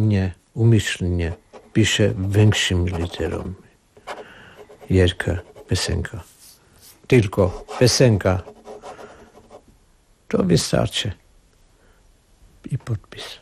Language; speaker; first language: Polish; non-native, learner; Armenian